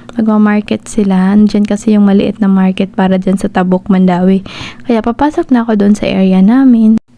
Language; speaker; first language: Filipino; non-native, local second language; Cebuano